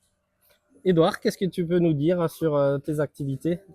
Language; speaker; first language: French; native; French